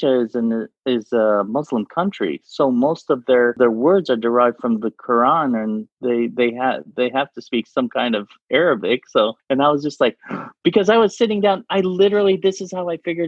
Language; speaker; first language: English; non-native, fluent; Arabic